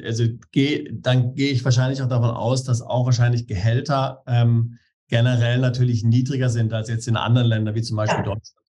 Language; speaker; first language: German; native; German